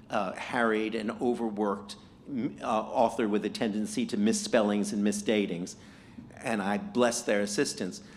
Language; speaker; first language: English; native; English